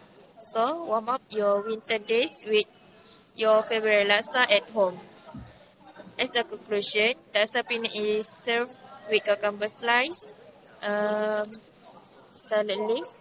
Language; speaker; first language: English; non-native, local second language; Malay